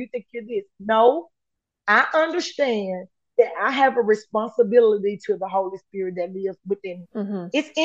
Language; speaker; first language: English; native; English